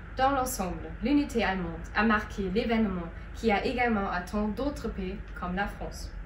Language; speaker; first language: French; non-native, fluent; German